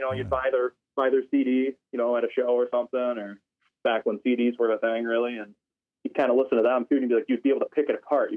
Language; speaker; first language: English; native; English